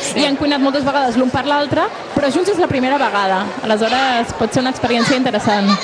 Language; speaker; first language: Catalan; native; Catalan